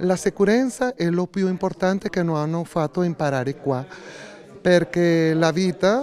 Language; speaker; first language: Italian; non-native, learner; Spanish